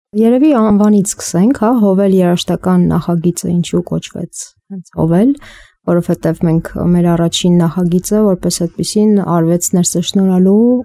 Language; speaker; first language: Armenian; native; Armenian